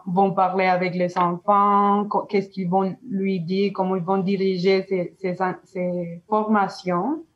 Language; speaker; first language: French; non-native, learner; Spanish